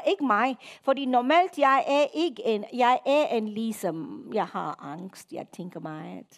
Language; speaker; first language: Danish; non-native, fluent; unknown